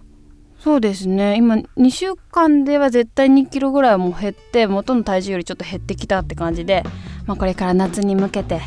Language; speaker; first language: Japanese; native; Japanese